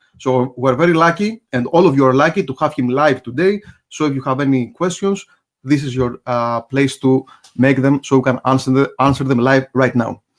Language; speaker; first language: English; non-native, fluent; Greek